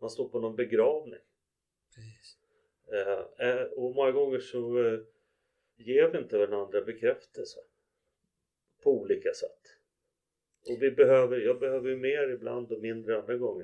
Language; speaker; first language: Swedish; native; Swedish